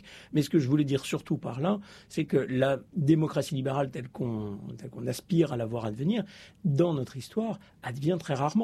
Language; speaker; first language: French; native; French